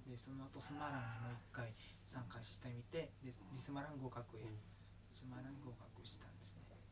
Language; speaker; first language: Japanese; non-native, fluent; Indonesian